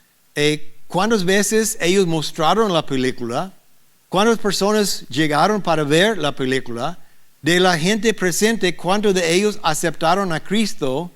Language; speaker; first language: Spanish; non-native, learner; English